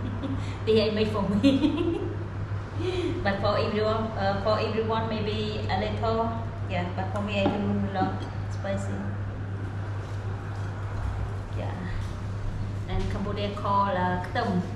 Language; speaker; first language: English; non-native, learner; Khmer